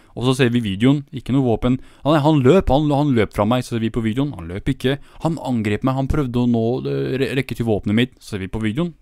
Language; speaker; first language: Norwegian; early bilingual, other home language; Kurdish